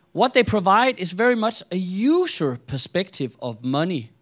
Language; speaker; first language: English; non-native, fluent; Danish